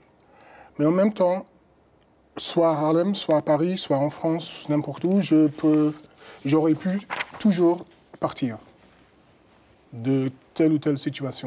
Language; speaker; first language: French; non-native, fluent; English